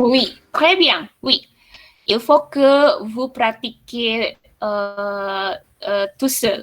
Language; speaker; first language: French; non-native, fluent; Indonesian